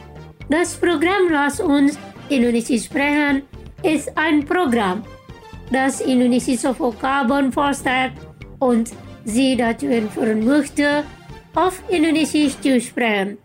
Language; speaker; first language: German; non-native, fluent; Indonesian